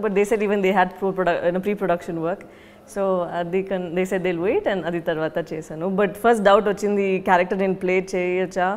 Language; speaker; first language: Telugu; non-native, local second language; Tamil